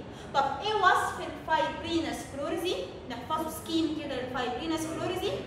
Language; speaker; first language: Arabic; native; Arabic